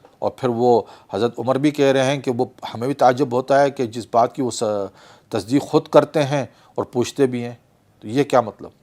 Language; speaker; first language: Urdu; early bilingual, heritage; Urdu